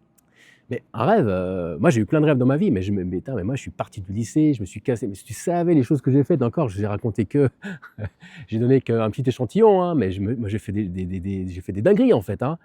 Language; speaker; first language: French; native; French